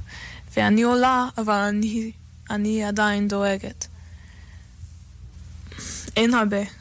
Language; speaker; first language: Hebrew; non-native, fluent; English